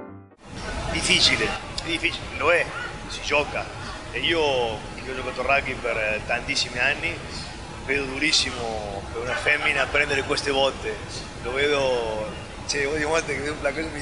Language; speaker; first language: Italian; non-native, fluent; Spanish